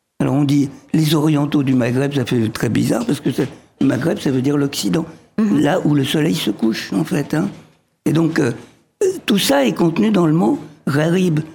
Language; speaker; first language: French; early bilingual, other home language; Arabic